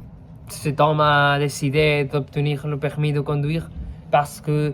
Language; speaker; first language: French; non-native, fluent; Spanish